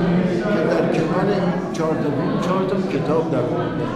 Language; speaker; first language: Persian; native; Persian